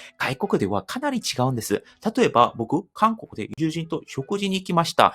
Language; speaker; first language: Japanese; non-native, fluent; Korean